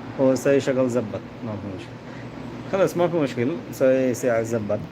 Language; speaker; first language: Arabic; non-native, learner; Bangla